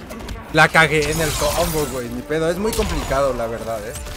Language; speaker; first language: Spanish; native; Spanish